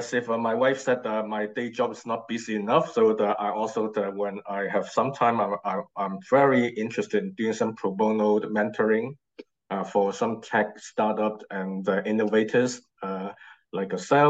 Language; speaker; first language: English; non-native, local second language; Cantonese